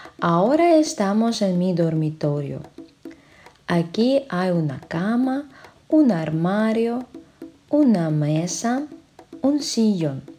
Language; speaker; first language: Spanish; non-native, fluent; Russian